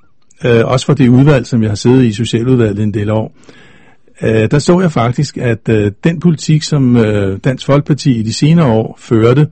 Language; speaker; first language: Danish; native; Danish